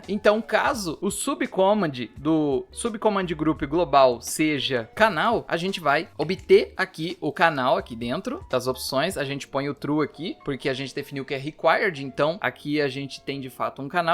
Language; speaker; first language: Portuguese; native; Portuguese